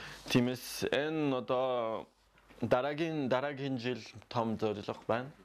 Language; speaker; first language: Mongolian; non-native, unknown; French